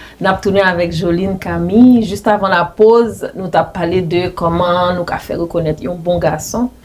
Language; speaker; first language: French; non-native, local second language; Haitian Creole